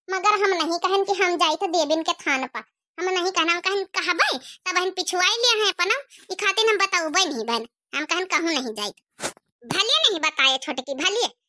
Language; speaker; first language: Hindi; native; Hindi